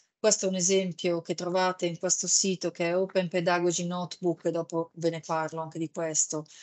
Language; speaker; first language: Italian; native; Italian